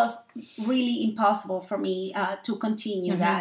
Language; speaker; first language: English; non-native, fluent; Spanish